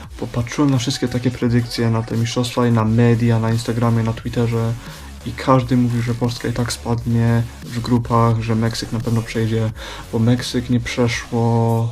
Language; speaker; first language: Polish; early bilingual, heritage; Polish